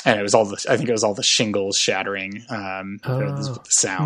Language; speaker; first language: English; native; English